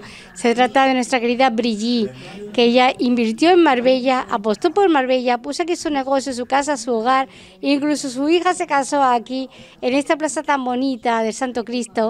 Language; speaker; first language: Spanish; native; Spanish